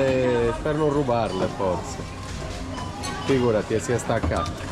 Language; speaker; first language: Italian; native; Italian